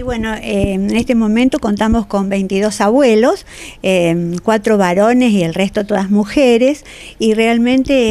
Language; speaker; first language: Spanish; native; Spanish